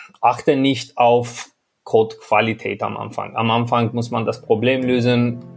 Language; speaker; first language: German; non-native, fluent; Albanian